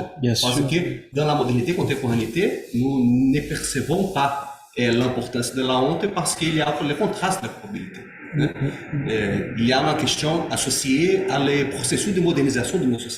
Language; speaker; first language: French; non-native, learner; Portuguese